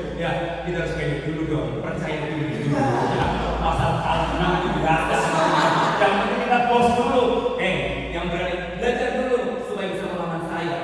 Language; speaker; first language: Indonesian; native; Indonesian